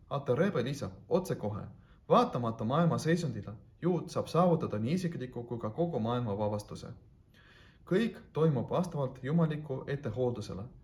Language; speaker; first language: Estonian; non-native, local second language; Russian